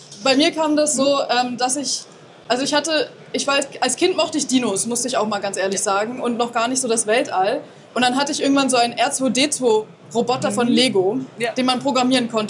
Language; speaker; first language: German; native; German